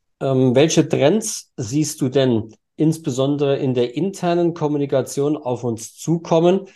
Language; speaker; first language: German; native; German